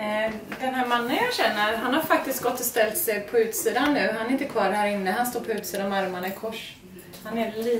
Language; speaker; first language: Swedish; native; Swedish